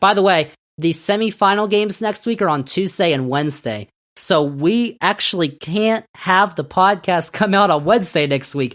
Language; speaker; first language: English; native; English